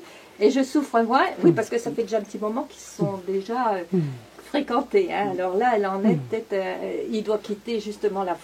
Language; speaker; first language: French; native; French